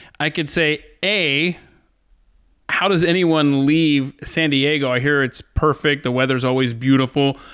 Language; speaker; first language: English; native; English